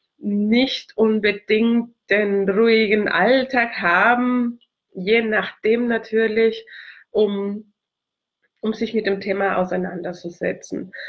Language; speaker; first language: German; non-native, fluent; Spanish